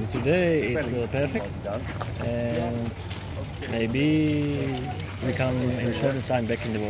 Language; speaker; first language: English; non-native, learner; Slovak